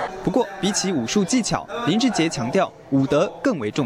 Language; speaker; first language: Chinese; native; Chinese